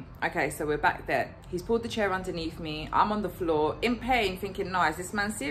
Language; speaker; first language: English; native; English